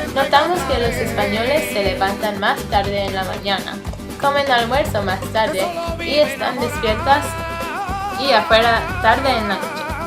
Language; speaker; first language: Spanish; non-native, learner; English